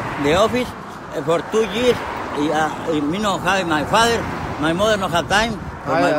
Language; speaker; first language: English; non-native, learner; Spanish